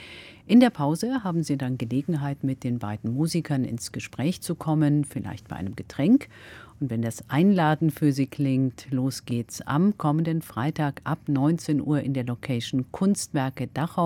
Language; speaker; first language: German; native; German